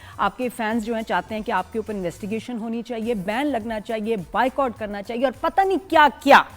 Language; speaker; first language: Urdu; native; Urdu